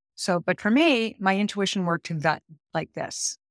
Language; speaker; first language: English; native; English